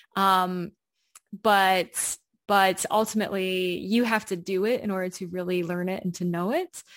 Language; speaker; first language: English; native; English